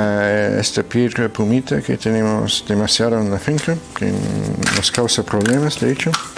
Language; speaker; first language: Spanish; non-native, fluent; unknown